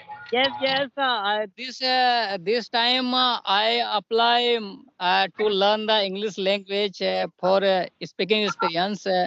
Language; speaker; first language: English; non-native, learner; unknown